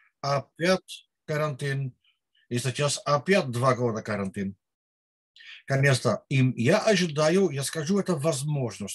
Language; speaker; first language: Russian; non-native, learner; Dutch